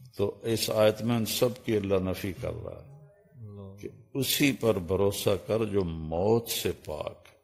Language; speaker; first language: Urdu; non-native, local second language; Punjabi